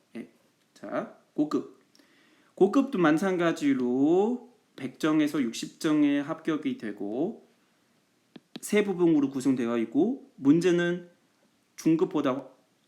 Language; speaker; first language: Korean; non-native, fluent; Chinese